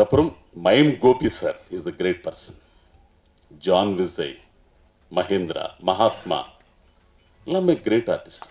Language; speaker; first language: Tamil; non-native, learner; Telugu